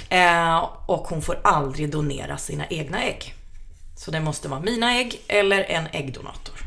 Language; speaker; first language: Swedish; early bilingual, other home language; Finnish